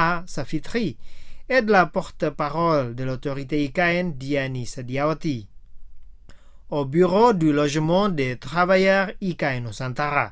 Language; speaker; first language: French; non-native, fluent; Indonesian